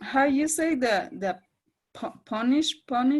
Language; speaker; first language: English; non-native, learner; Spanish